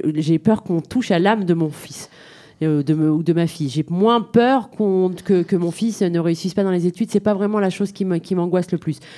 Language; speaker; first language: French; native; French